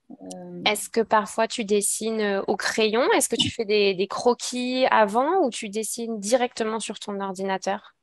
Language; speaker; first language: French; native; French